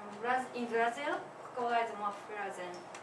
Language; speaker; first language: English; non-native, learner; Japanese